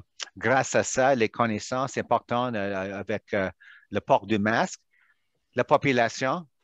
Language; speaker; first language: French; non-native, local second language; English